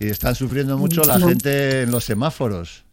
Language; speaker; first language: Spanish; native; Spanish